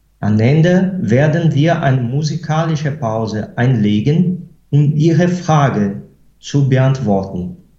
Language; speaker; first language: German; non-native, fluent; Portuguese